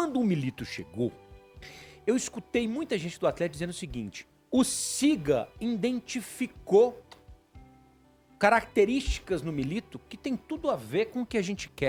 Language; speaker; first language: Portuguese; native; Portuguese